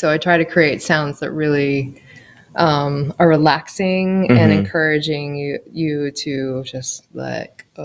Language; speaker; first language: English; native; English